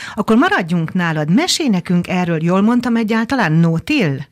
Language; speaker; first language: Hungarian; native; Hungarian